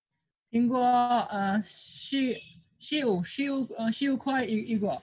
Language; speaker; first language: Chinese; non-native, learner; Bangla